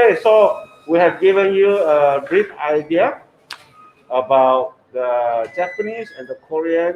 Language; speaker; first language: English; non-native, fluent; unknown